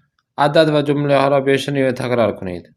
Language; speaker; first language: Persian; non-native, fluent; Urdu